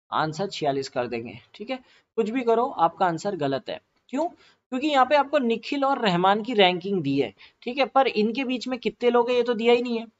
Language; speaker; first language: Hindi; native; Hindi